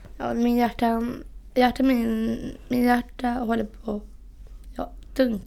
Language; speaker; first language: Swedish; non-native, learner; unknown